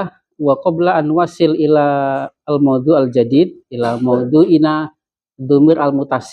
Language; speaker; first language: Arabic; non-native, fluent; Indonesian